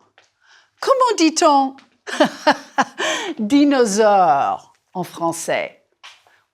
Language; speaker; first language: French; non-native, fluent; English